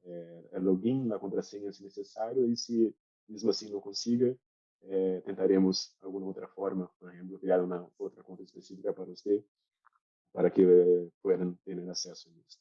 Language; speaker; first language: Spanish; non-native, learner; Portuguese